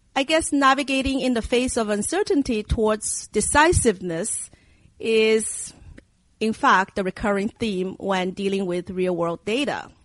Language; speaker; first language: English; non-native, fluent; Chinese